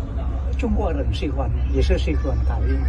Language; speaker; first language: Chinese; non-native, learner; Indonesian